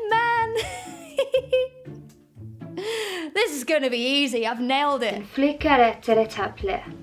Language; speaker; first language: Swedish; non-native, learner; English